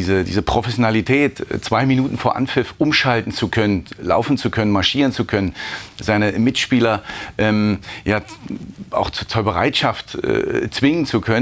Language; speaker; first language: German; native; German